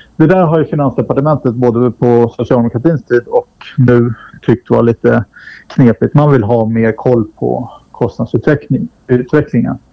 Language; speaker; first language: Swedish; native; Swedish